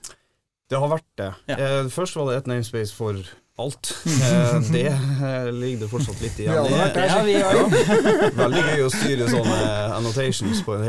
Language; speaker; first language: Norwegian; native; Norwegian